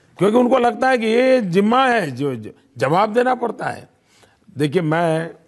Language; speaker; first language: Hindi; non-native, local second language; Gujarati